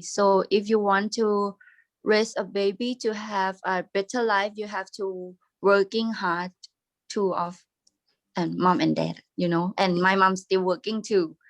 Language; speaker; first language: English; non-native, learner; Thai